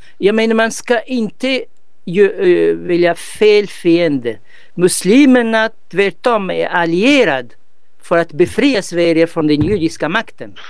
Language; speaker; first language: Swedish; non-native, fluent; Arabic